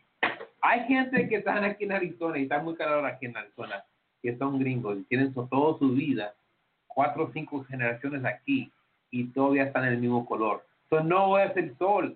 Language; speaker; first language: Spanish; early bilingual, heritage; Spanish